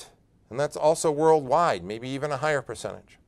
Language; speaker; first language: English; native; English